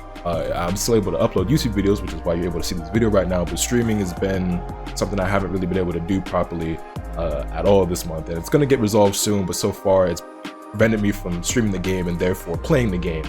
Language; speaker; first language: English; native; English